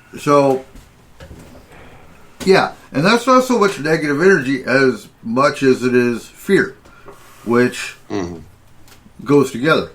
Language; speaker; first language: English; native; English